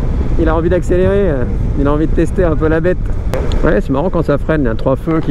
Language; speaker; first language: French; native; French